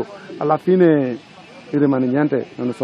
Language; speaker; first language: Italian; non-native, local second language; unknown